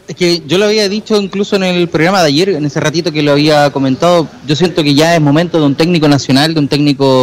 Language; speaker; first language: Spanish; native; Spanish